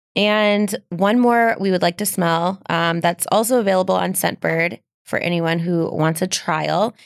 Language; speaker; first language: English; native; English